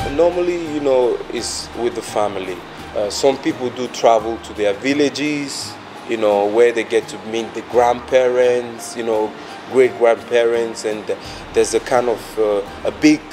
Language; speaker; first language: English; non-native, local second language; Igbo